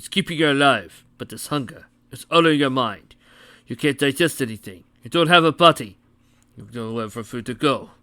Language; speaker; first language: English; native; English